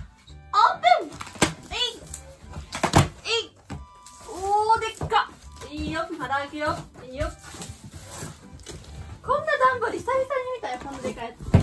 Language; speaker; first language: Japanese; native; Japanese